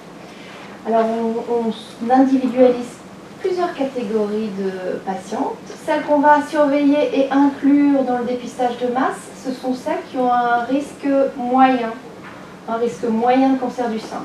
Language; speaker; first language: French; native; French